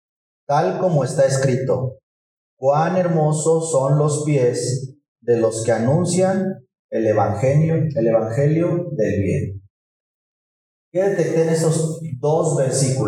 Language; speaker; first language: Spanish; native; Spanish